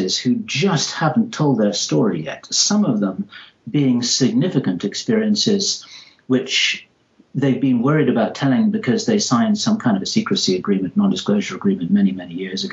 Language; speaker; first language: English; native; English